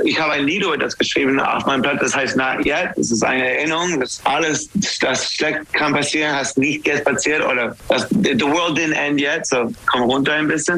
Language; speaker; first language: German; non-native, learner; English